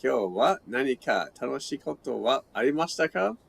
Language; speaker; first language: Japanese; non-native, learner; English